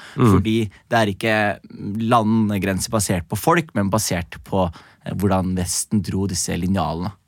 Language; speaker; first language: Norwegian; early bilingual, other home language; Somali